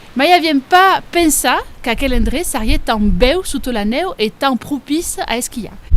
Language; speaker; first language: Occitan; native; Occitan